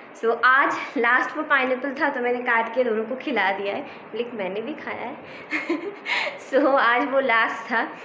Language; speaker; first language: Hindi; non-native, local second language; Bangla